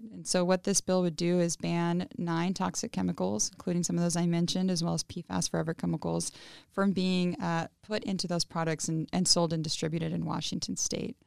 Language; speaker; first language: English; early bilingual, other home language; Spanish